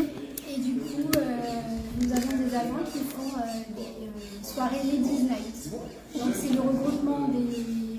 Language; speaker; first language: French; native; French